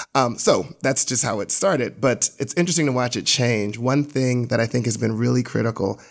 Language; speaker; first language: English; native; English